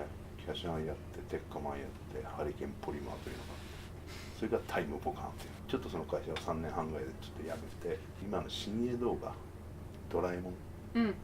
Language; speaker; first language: Japanese; native; Japanese